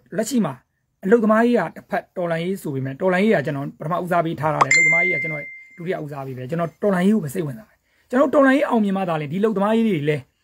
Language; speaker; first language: Burmese; native; Burmese